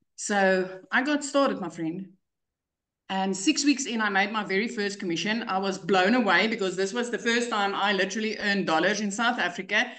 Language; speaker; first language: English; non-native, local second language; Afrikaans